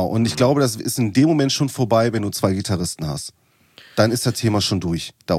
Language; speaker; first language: German; native; German